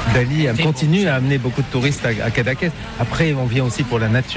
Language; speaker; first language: French; native; French